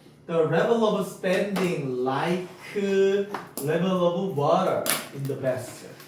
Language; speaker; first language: English; non-native, fluent; Korean